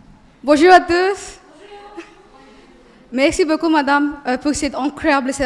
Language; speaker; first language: French; non-native, learner; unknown